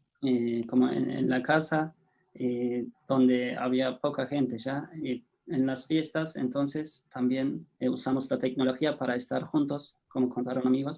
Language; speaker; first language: Spanish; non-native, fluent; Turkish